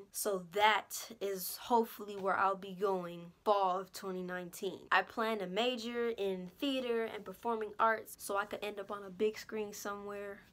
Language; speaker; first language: English; native; English